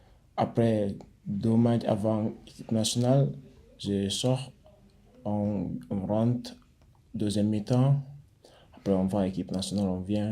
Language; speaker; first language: French; non-native, learner; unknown